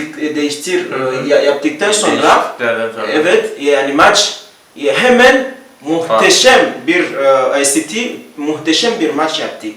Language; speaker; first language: Turkish; non-native, learner; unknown